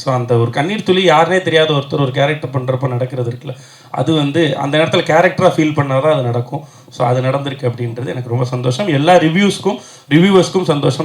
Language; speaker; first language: Tamil; native; Tamil